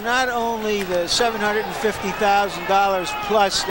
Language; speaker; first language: English; native; English